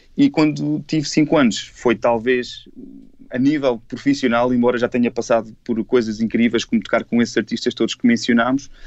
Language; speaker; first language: Portuguese; native; Portuguese